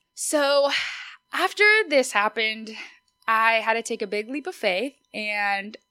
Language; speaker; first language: English; early bilingual, other home language; Spanish